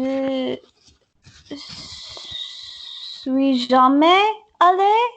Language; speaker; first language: French; non-native, learner; English